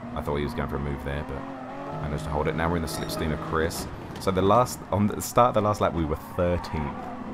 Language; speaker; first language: English; native; English